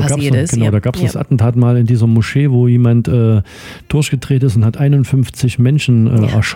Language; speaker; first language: German; native; German